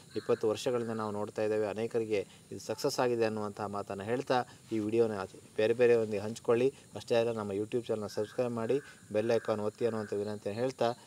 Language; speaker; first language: Kannada; native; Kannada